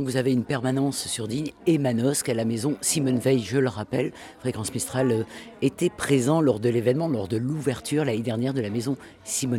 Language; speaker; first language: French; native; French